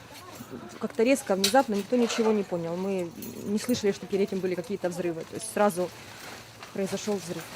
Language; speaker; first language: Russian; native; Russian